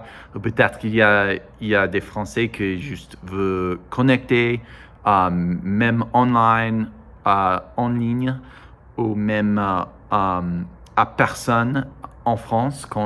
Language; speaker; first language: French; non-native, learner; English